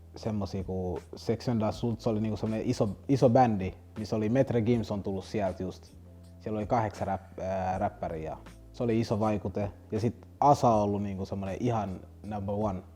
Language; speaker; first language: Finnish; early bilingual, other home language; Lingala